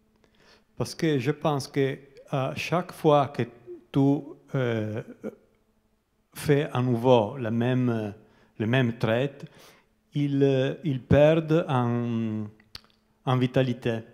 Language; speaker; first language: French; non-native, learner; Italian